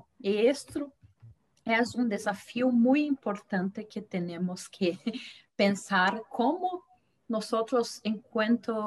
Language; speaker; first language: Spanish; non-native, fluent; Portuguese